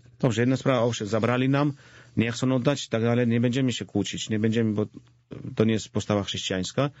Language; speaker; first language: Polish; non-native, fluent; Georgian